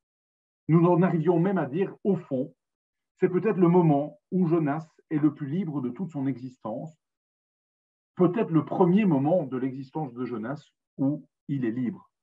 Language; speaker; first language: French; native; French